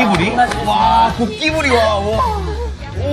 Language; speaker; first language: Japanese; non-native, learner; Korean